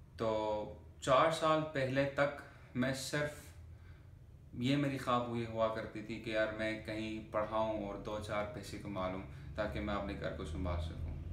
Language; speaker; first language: Urdu; non-native, fluent; Persian